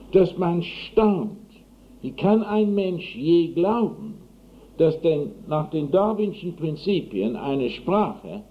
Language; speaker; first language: German; non-native, fluent; English